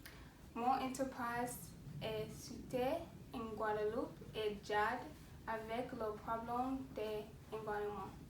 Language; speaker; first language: French; non-native, learner; English